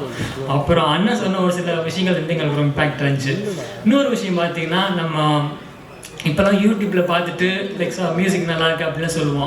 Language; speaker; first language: Tamil; native; Tamil